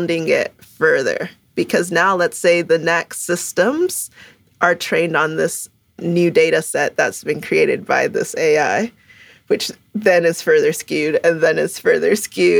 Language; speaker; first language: English; early bilingual, other home language; Akan